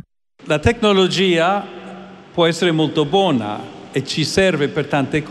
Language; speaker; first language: Italian; non-native, fluent; English